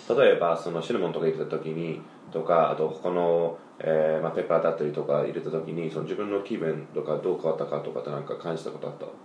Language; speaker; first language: Japanese; non-native, fluent; English